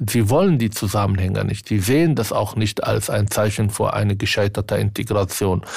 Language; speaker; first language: German; non-native, fluent; Arabic